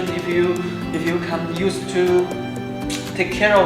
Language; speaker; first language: English; non-native, learner; Chinese